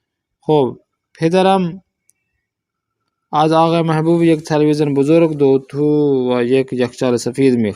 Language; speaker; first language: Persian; non-native, fluent; Urdu